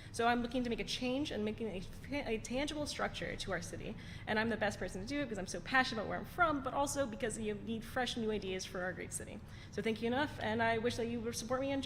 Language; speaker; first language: English; early bilingual, other home language; Italian